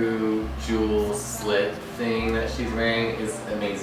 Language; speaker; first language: English; native; English